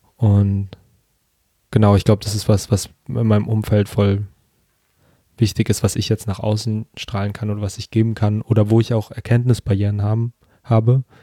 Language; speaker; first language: German; early bilingual, other home language; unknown